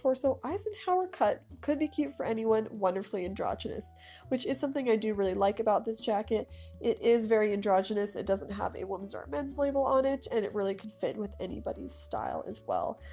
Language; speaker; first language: English; native; English